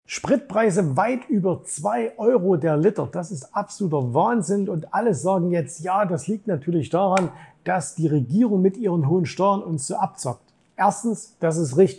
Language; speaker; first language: German; native; German